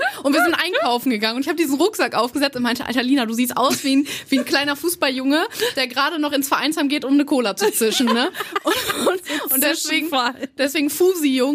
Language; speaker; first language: German; native; German